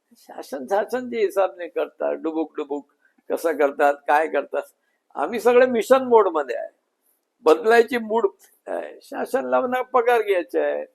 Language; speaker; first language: Marathi; non-native, local second language; Gujarati